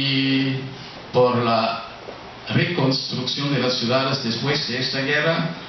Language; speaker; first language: Spanish; non-native, fluent; German